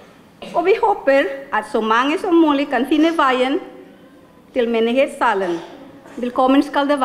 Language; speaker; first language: Norwegian; non-native, fluent; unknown